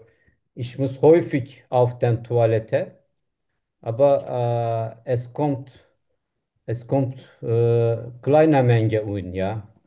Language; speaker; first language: German; non-native, learner; Turkish